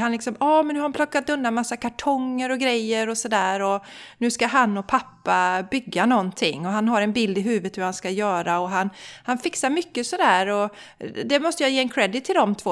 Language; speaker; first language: Swedish; native; Swedish